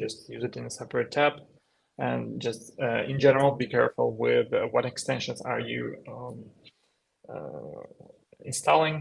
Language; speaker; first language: English; non-native, fluent; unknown